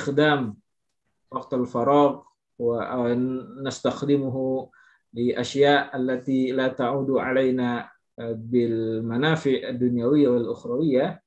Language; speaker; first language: Arabic; non-native, fluent; Indonesian